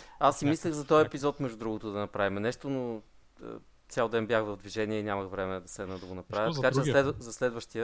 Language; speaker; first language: Bulgarian; native; Bulgarian